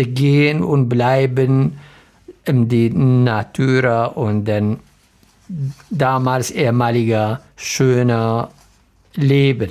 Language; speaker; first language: German; non-native, learner; Arabic